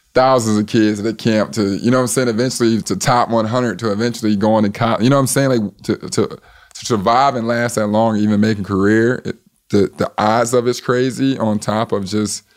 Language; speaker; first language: English; native; English